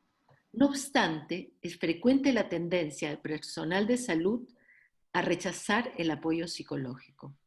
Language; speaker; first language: Spanish; native; Spanish